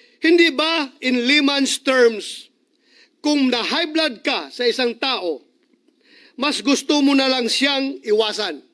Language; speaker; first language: Filipino; non-native, local second language; Cebuano